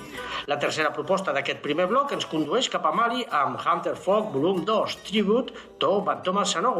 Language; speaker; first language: Catalan; native; Catalan